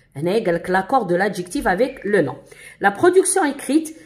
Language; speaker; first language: French; non-native, local second language; Arabic